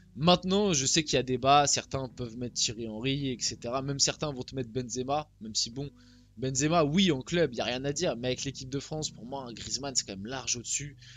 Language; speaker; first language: French; early bilingual, other home language; Portuguese